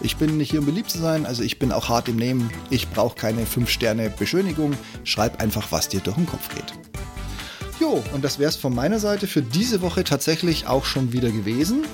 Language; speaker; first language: German; native; German